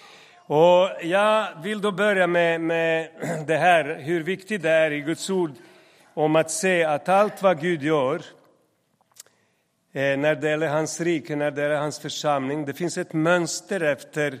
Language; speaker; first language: Swedish; non-native, fluent; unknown